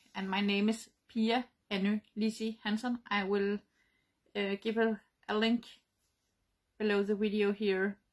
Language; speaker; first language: English; non-native, learner; Danish